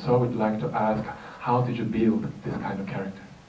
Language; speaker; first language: English; non-native, fluent; Korean